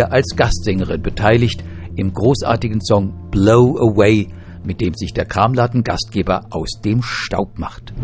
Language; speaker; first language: German; native; German